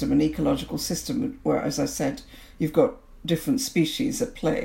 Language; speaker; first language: English; non-native, local second language; Bangla